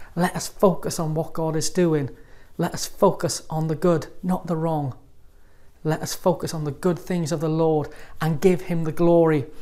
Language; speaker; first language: English; native; English